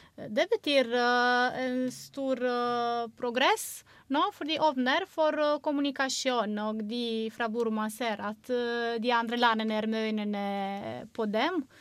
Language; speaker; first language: Norwegian; non-native, fluent; Romanian